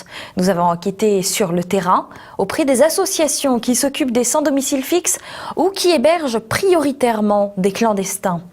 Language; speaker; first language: French; native; French